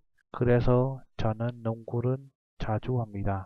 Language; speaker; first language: Korean; non-native, fluent; Vietnamese